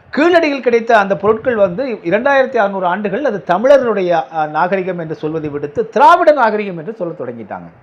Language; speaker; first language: Tamil; native; Tamil